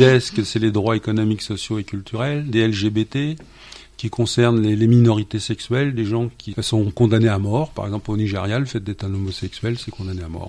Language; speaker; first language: French; native; French